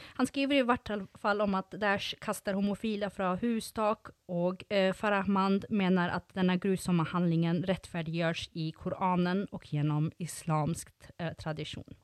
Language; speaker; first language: Norwegian; non-native, fluent; Swedish